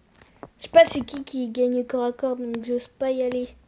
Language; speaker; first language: French; native; French